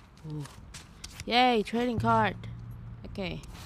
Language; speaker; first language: English; non-native, local second language; Chinese